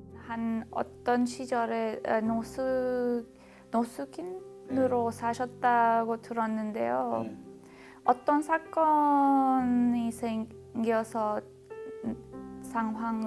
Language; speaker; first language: Korean; non-native, fluent; Persian